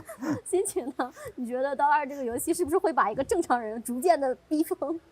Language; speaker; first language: Chinese; native; Chinese